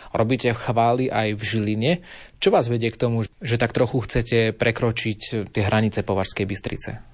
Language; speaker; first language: Slovak; native; Slovak